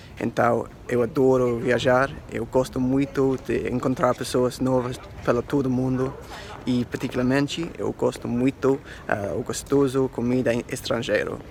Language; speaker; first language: Portuguese; non-native, learner; English